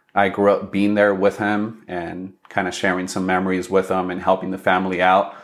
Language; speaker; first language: English; early bilingual, other home language; Spanish